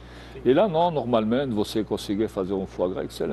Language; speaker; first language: Portuguese; non-native, fluent; French